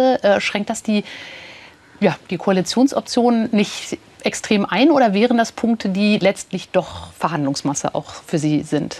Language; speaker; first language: German; native; German